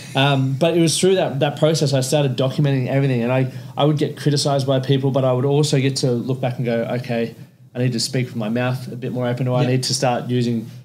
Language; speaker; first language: English; native; English